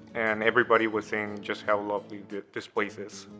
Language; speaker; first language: English; non-native, fluent; Spanish